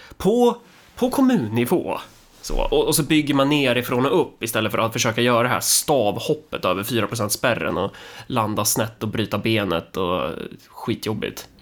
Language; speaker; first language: Swedish; native; Swedish